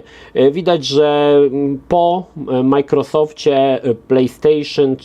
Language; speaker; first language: Polish; native; Polish